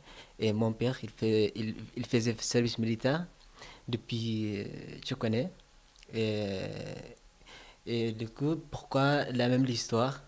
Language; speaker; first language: French; non-native, learner; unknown